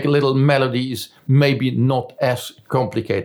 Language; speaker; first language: English; non-native, fluent; German